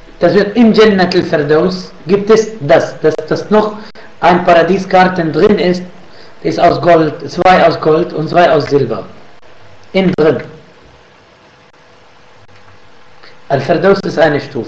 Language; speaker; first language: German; non-native, fluent; Arabic